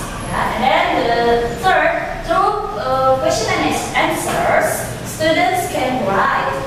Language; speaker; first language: English; non-native, learner; Indonesian